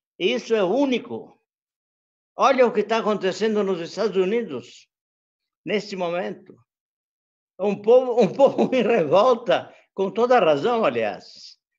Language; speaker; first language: Portuguese; early bilingual, other home language; Italian